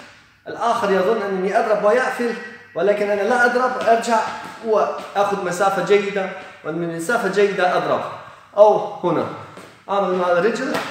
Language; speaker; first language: Arabic; non-native, fluent; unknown